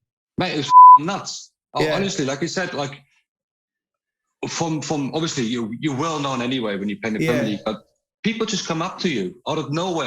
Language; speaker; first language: English; non-native, fluent; German